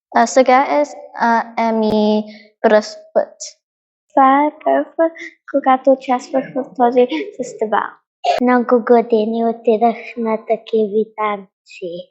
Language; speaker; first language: Bulgarian; early bilingual, heritage; English